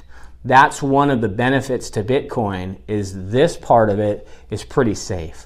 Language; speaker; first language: English; native; English